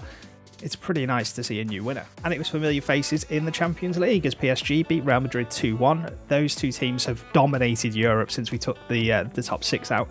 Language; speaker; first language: English; native; English